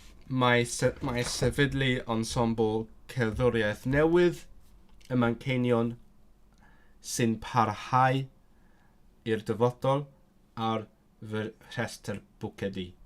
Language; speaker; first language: Welsh; non-native, learner; Cantonese